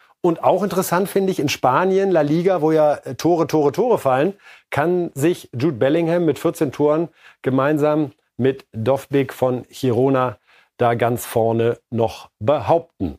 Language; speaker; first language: German; native; German